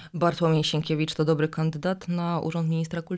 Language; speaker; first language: Polish; native; Polish